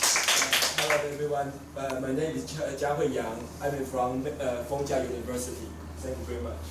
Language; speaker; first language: English; non-native, fluent; Chinese